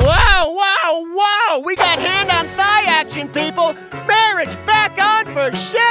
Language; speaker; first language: English; native; English